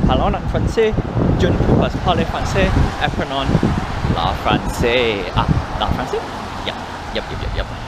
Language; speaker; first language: French; non-native, learner; English